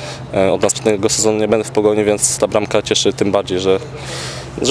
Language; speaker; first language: Polish; native; Polish